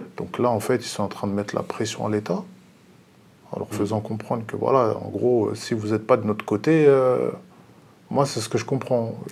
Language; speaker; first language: French; early bilingual, other home language; Lingala